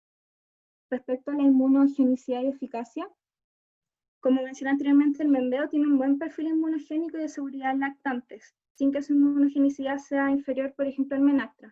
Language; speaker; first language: Spanish; native; Spanish